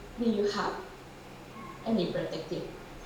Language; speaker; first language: English; non-native, fluent; Spanish